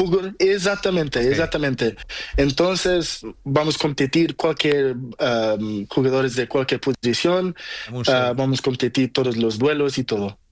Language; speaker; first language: Spanish; non-native, learner; Portuguese